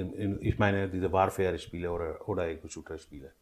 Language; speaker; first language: German; non-native, learner; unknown